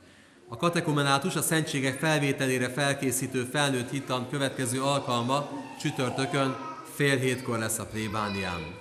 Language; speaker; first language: Hungarian; native; Hungarian